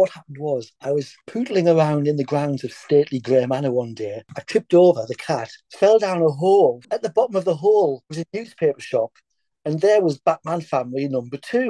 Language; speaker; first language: English; native; English